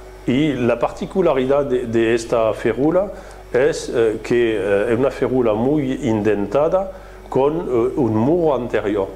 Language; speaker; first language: Spanish; non-native, fluent; French